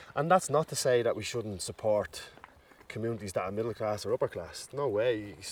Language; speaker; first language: English; native; English